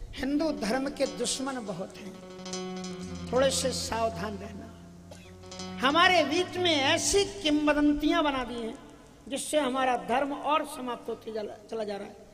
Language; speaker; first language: Hindi; native; Hindi